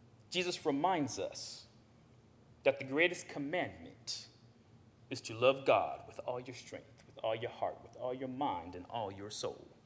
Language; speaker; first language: English; native; English